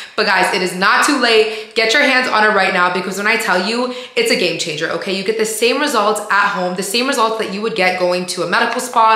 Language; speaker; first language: English; native; English